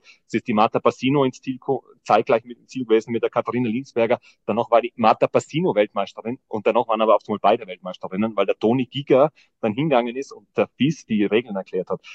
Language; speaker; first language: German; native; German